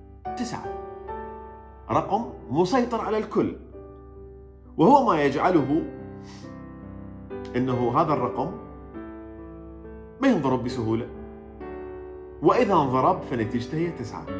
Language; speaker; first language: Arabic; native; Arabic